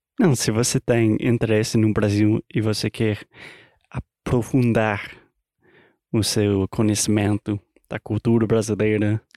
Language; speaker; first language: Portuguese; non-native, fluent; English